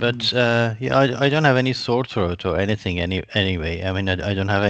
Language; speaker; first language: English; non-native, fluent; Persian